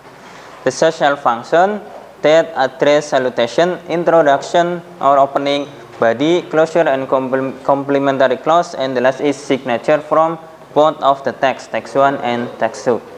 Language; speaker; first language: English; non-native, fluent; Indonesian